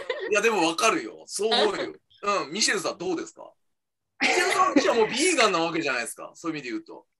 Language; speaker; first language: Japanese; native; Japanese